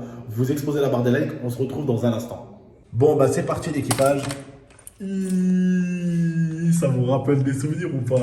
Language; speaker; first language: French; native; French